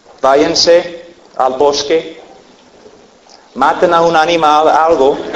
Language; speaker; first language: Spanish; non-native, fluent; English